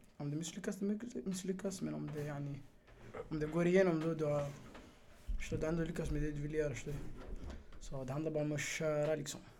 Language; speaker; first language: Swedish; early bilingual, other home language; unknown